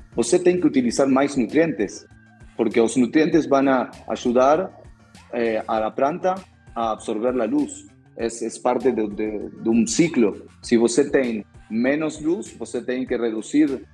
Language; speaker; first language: Portuguese; non-native, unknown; Spanish